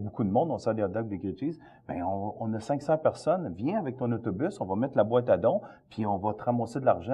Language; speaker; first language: French; native; French